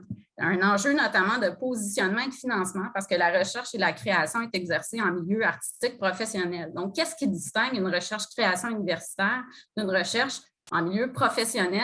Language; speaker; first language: French; native; French